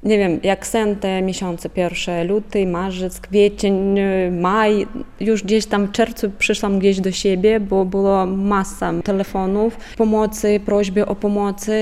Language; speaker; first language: Polish; non-native, fluent; Ukrainian